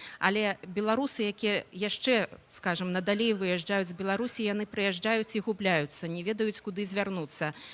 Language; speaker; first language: Belarusian; non-native, local second language; Russian